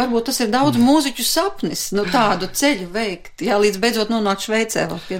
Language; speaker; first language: Latvian; native; Latvian